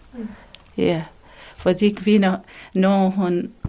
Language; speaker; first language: Danish; non-native, learner; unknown